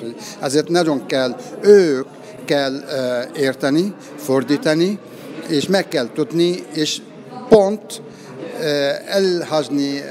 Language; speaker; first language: Hungarian; non-native, learner; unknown